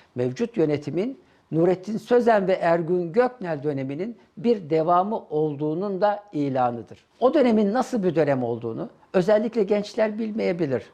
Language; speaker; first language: Turkish; native; Turkish